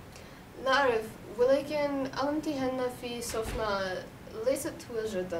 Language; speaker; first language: Arabic; non-native, learner; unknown